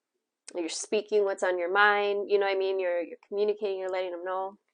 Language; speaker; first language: English; native; English